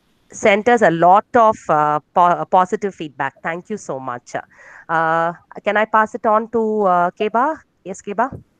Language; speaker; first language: English; non-native, local second language; Tamil